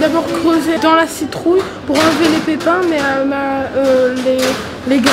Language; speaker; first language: French; native; French